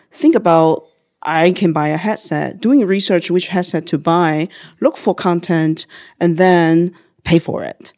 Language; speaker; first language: English; non-native, fluent; Chinese